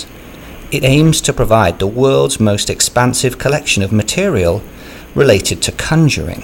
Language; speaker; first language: English; native; English